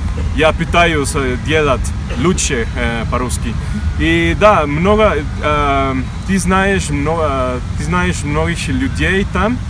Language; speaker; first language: Russian; non-native, learner; Spanish